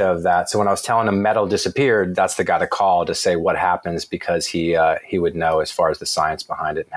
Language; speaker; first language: English; native; English